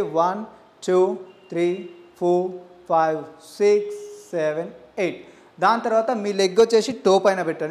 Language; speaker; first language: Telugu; native; Telugu